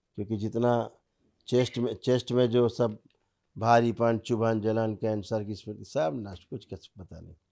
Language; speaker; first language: Hindi; native; Hindi